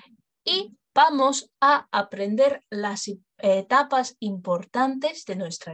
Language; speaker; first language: Spanish; non-native, fluent; English